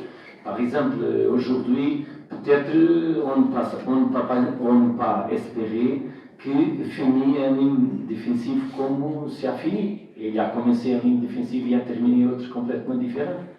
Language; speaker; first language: French; non-native, fluent; Portuguese